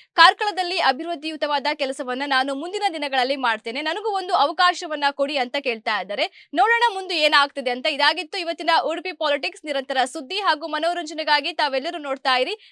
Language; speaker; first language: Kannada; native; Kannada